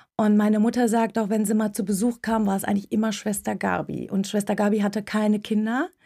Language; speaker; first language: German; early bilingual, other home language; Turkish